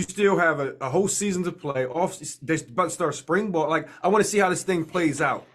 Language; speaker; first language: English; native; English